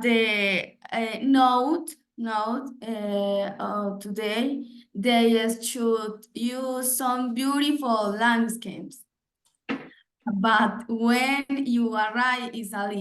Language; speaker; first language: English; non-native, learner; Spanish